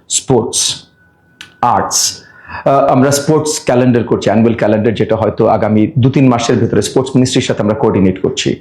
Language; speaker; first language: Bangla; native; Bangla